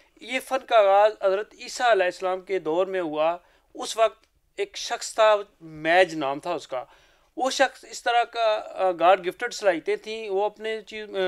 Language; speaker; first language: Urdu; non-native, local second language; Punjabi